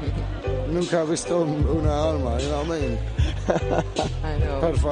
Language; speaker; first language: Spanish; non-native, fluent; English